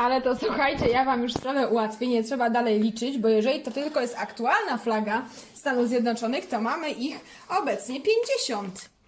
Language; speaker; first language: Polish; native; Polish